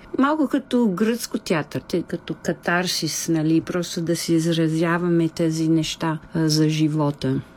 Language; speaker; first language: Bulgarian; non-native, fluent; English